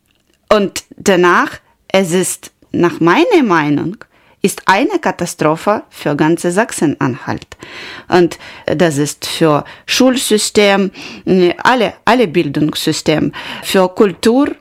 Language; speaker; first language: German; non-native, learner; Ukrainian